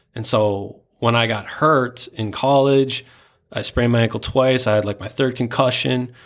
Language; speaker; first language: English; native; English